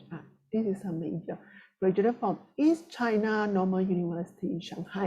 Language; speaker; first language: English; non-native, local second language; Chinese